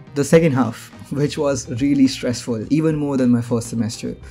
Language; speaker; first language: English; non-native, local second language; Hindi